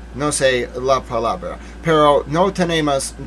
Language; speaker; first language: Spanish; non-native, learner; English